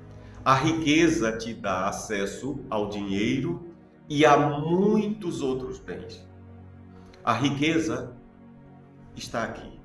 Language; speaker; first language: Portuguese; native; Portuguese